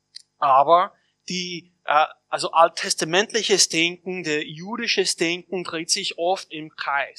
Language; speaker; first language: German; non-native, fluent; English